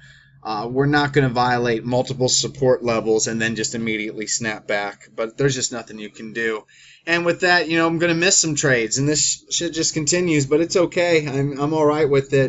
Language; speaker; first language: English; native; English